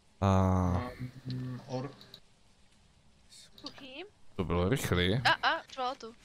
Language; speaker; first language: Czech; native; Czech